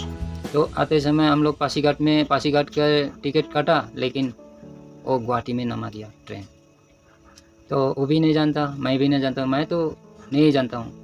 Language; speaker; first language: Hindi; non-native, local second language; Nepali